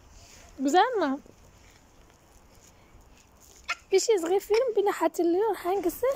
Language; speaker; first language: Turkish; non-native, learner; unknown